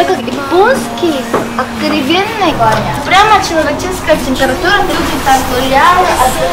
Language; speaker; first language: Russian; non-native, learner; Korean